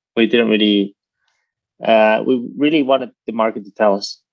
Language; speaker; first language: English; native; English